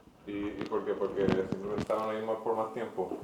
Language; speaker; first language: Spanish; early bilingual, heritage; English